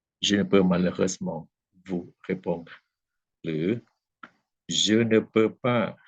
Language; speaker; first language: French; non-native, fluent; Thai